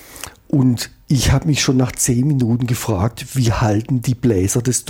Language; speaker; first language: German; native; German